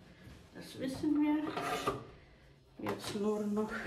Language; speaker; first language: German; non-native, fluent; Croatian